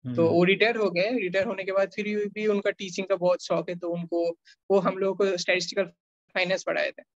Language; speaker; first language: Hindi; non-native, local second language; Bangla